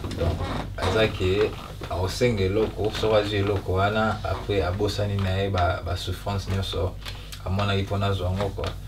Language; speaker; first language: Lingala; early bilingual, heritage; Lingala